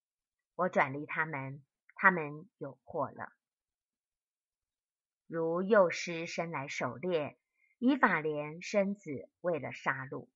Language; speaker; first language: Chinese; native; Chinese